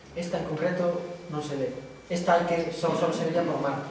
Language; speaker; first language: Spanish; non-native, local second language; Galician